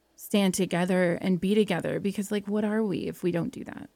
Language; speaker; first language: English; native; English